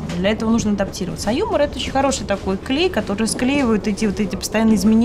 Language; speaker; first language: Russian; native; Russian